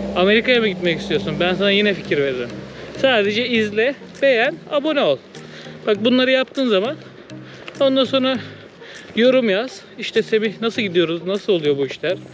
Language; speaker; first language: Turkish; native; Turkish